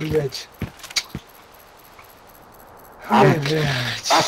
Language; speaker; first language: Russian; native; Russian